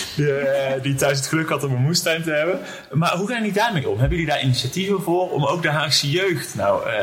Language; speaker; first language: Dutch; native; Dutch